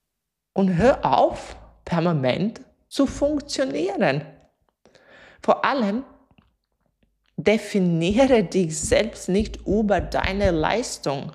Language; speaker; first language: German; non-native, fluent; Latvian